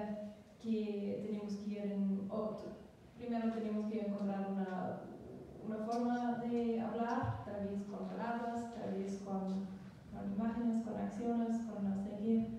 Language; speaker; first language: Spanish; non-native, learner; German